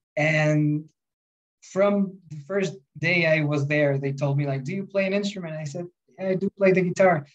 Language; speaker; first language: English; non-native, fluent; Spanish